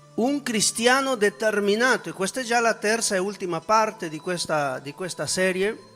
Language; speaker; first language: Italian; non-native, fluent; Spanish